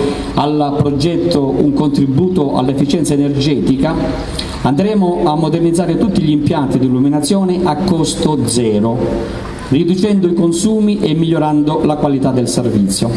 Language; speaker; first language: Italian; native; Italian